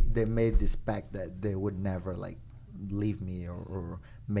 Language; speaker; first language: English; non-native, fluent; Portuguese